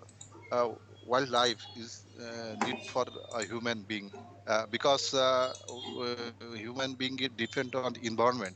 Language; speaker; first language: English; non-native, learner; Bangla